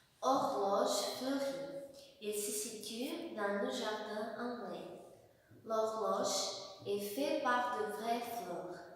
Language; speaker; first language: French; non-native, learner; Portuguese